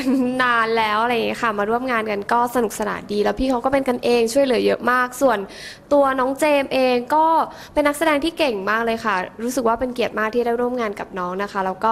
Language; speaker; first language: Thai; native; Thai